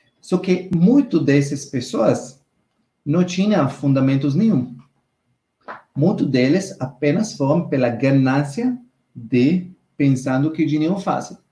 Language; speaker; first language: Portuguese; non-native, fluent; Hebrew